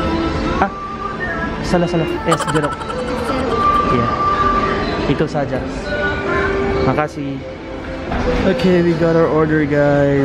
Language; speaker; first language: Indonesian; non-native, learner; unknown